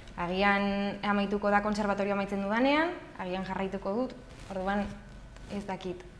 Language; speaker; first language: Basque; non-native, local second language; Spanish